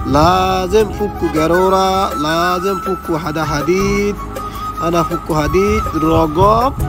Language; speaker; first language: Arabic; non-native, learner; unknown